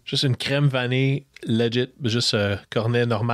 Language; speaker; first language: French; native; French